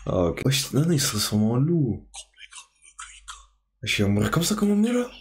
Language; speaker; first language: French; native; French